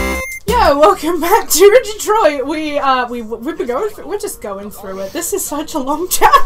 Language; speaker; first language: English; native; English